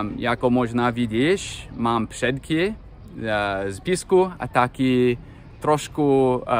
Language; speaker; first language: Czech; non-native, learner; English